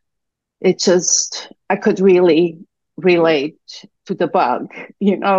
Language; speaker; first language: English; non-native, fluent; Swiss German